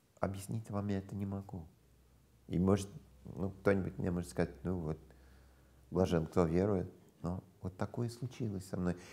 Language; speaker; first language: Russian; non-native, fluent; English